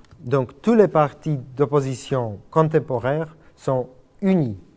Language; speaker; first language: French; non-native, fluent; Polish